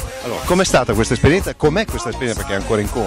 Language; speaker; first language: Italian; native; Italian